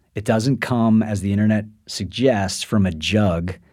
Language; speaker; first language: English; native; English